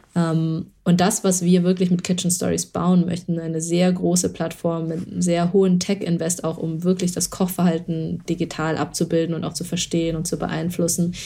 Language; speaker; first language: German; early bilingual, other home language; Chinese